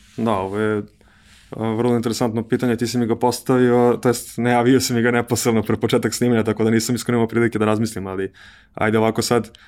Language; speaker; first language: Serbian; native; Serbian